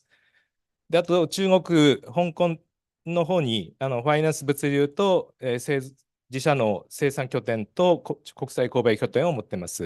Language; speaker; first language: Japanese; native; Japanese